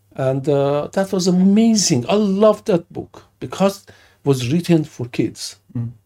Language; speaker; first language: English; non-native, fluent; Persian